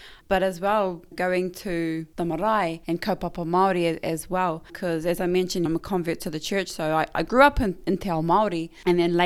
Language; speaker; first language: English; native; English